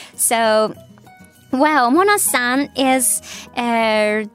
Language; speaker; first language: English; non-native, fluent; Japanese